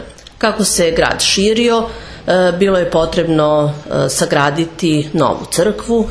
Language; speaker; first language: Serbian; native; Serbian